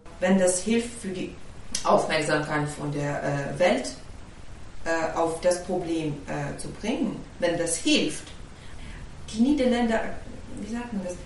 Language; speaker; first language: German; non-native, fluent; Ukrainian